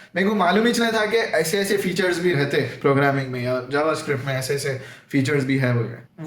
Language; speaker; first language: Urdu; native; Urdu